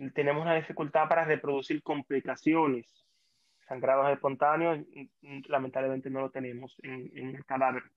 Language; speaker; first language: Spanish; native; Spanish